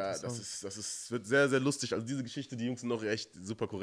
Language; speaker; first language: German; native; German